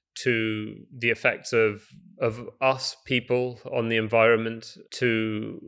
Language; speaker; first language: English; native; English